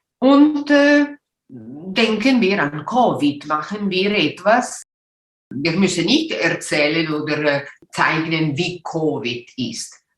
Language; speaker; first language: German; non-native, local second language; Italian